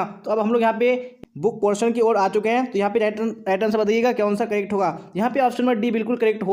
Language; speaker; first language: Hindi; native; Hindi